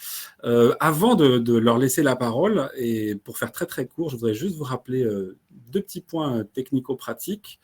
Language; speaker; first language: French; native; French